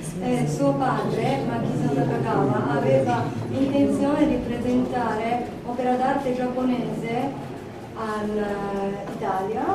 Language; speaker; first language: Italian; non-native, learner; Japanese